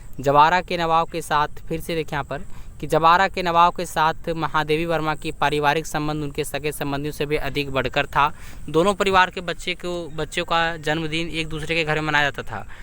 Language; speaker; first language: Hindi; native; Hindi